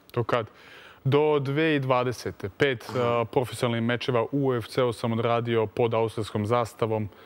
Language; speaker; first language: Serbian; early bilingual, heritage; Serbian